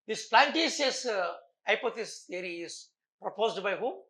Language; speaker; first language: English; non-native, local second language; Telugu